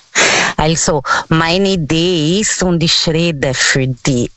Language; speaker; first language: German; non-native, fluent; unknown